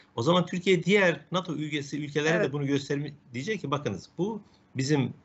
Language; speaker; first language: Turkish; native; Turkish